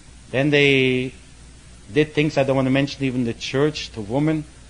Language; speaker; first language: English; non-native, fluent; Polish